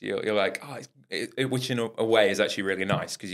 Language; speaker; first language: English; native; English